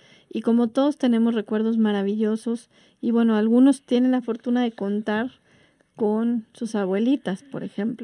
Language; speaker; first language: Spanish; native; Spanish